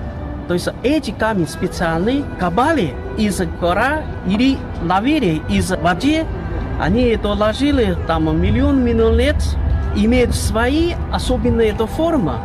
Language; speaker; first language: Russian; non-native, learner; Chinese